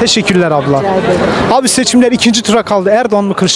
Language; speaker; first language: Turkish; native; Turkish